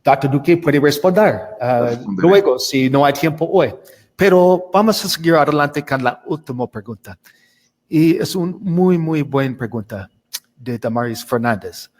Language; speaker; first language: Spanish; non-native, learner; English